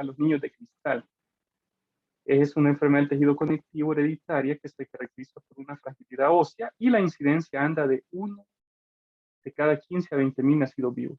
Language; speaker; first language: Spanish; native; Spanish